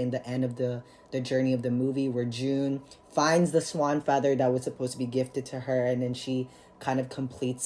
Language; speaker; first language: English; early bilingual, other home language; Cebuano